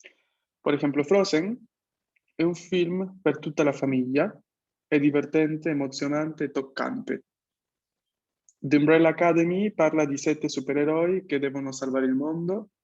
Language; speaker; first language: Italian; non-native, fluent; Spanish